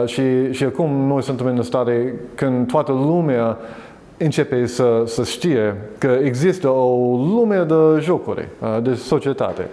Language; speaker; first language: Romanian; non-native, learner; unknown